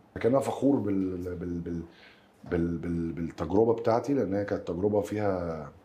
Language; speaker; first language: Arabic; native; Arabic